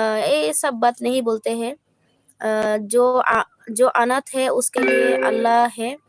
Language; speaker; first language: Hindi; non-native, learner; Bangla